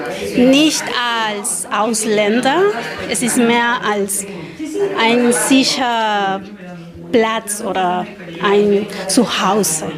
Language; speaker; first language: German; non-native, learner; Spanish